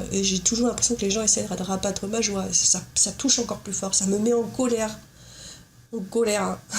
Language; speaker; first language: French; native; French